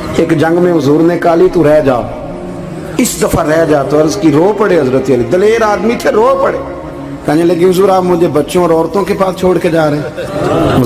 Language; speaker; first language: Urdu; non-native, local second language; Punjabi